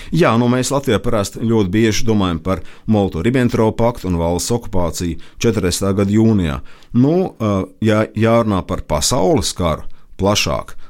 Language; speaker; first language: Latvian; native; Latvian